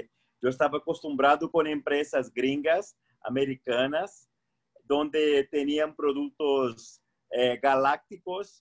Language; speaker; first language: Spanish; non-native, fluent; Portuguese